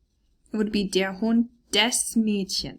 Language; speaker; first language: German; non-native, fluent; English